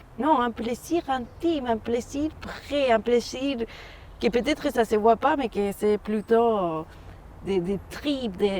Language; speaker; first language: French; non-native, fluent; Spanish